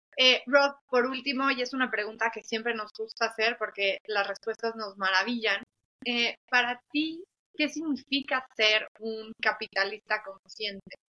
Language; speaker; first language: Spanish; native; Spanish